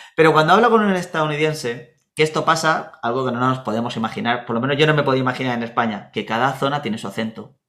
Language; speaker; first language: Spanish; native; Spanish